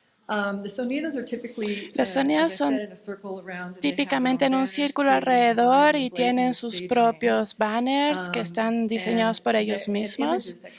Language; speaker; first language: Spanish; non-native, fluent; English